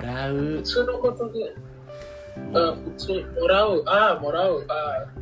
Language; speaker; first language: Japanese; non-native, learner; English